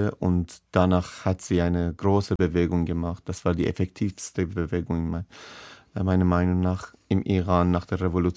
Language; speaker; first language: German; non-native, fluent; Persian